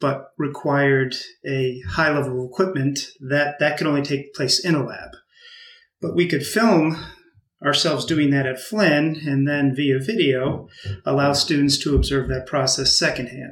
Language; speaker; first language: English; native; English